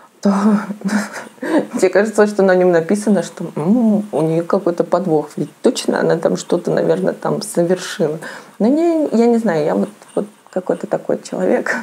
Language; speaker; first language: Russian; native; Russian